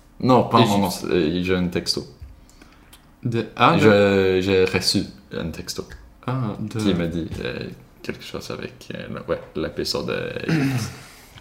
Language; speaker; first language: French; non-native, learner; Swedish